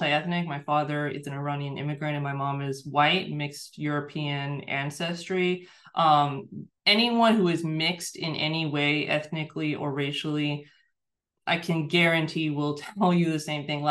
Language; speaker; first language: English; native; English